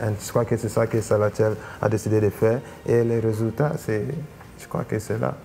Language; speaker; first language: French; non-native, local second language; English